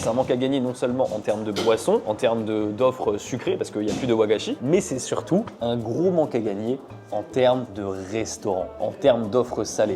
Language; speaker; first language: French; native; French